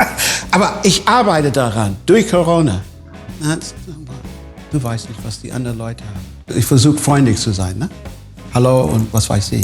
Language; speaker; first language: German; non-native, fluent; English